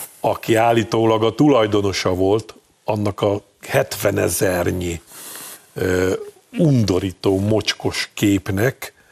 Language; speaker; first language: Hungarian; native; Hungarian